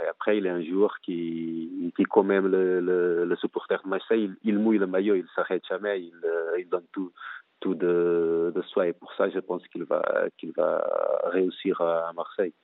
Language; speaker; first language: French; non-native, fluent; Portuguese